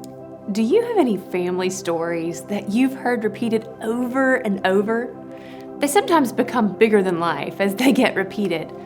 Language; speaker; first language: English; native; English